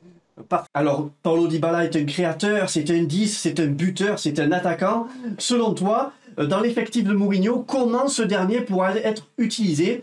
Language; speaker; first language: French; native; French